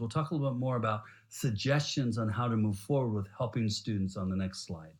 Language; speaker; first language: English; native; English